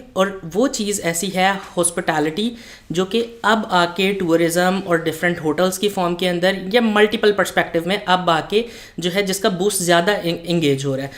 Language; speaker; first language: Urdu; native; Urdu